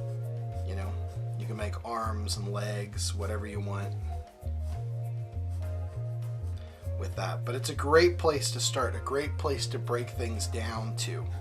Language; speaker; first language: English; native; English